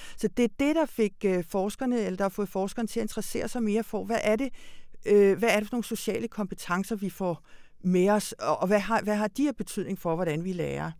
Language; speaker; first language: Danish; early bilingual, other home language; Hungarian